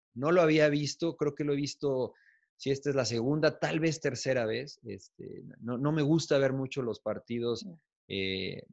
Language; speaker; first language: Spanish; native; Spanish